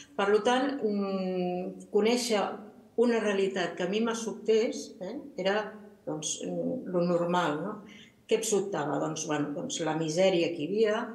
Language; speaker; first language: Catalan; native; Catalan